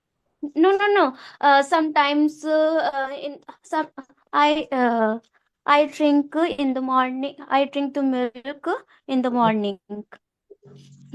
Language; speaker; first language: English; non-native, learner; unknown